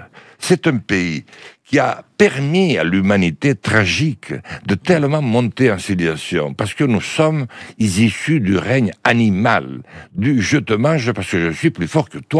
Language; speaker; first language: French; native; French